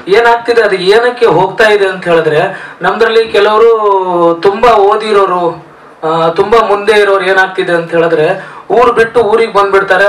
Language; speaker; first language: Kannada; non-native, local second language; Lambadi